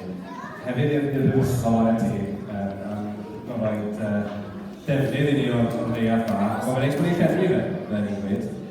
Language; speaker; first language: Welsh; native; Welsh